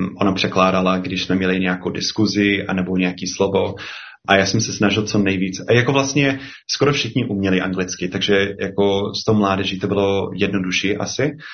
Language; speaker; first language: Czech; non-native, fluent; English